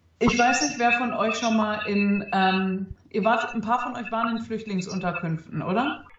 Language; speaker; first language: German; early bilingual, other home language; Arabic